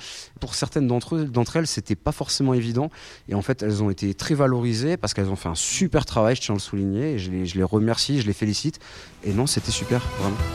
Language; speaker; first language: French; native; French